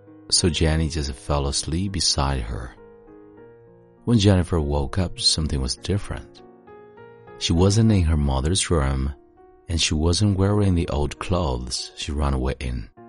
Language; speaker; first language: English; non-native, fluent; Chinese